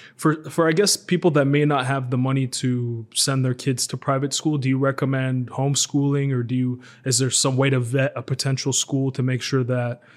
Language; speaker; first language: English; native; English